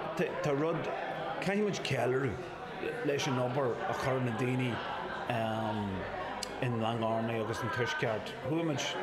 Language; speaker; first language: Irish; non-native, local second language; English